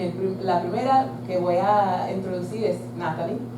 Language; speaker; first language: Spanish; early bilingual, heritage; Spanish